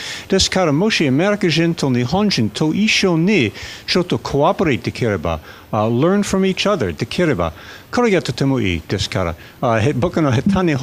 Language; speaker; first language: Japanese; non-native, learner; English